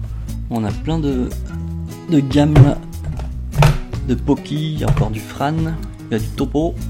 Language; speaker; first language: French; native; French